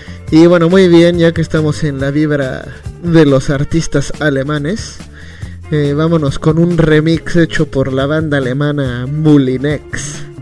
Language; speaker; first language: Spanish; native; Spanish